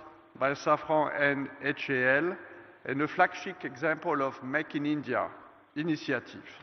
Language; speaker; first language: English; non-native, fluent; French